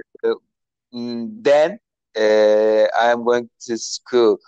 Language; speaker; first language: English; non-native, learner; Turkish